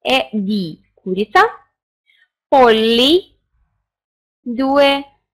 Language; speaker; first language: Italian; non-native, fluent; Russian